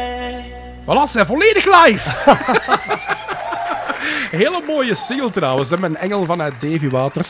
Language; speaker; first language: Dutch; native; Dutch